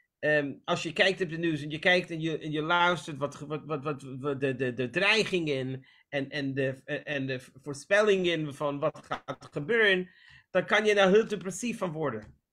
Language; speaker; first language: Dutch; non-native, fluent; English